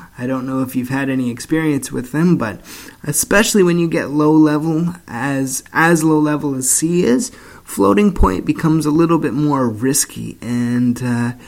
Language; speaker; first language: English; native; English